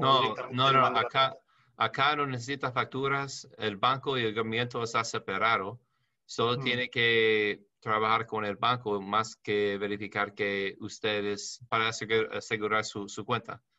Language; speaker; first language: Spanish; non-native, learner; English